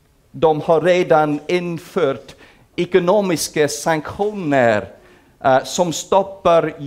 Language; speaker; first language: Swedish; non-native, fluent; English